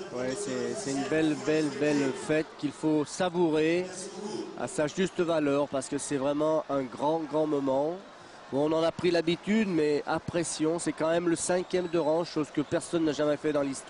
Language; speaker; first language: French; native; French